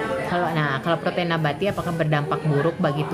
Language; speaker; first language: Indonesian; native; Indonesian